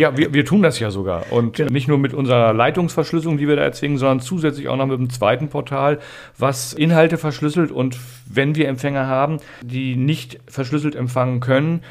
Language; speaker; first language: German; native; German